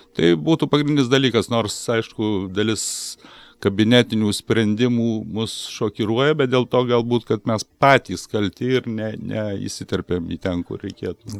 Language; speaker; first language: Lithuanian; native; Lithuanian